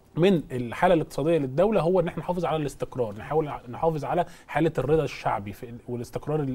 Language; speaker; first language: Arabic; native; Arabic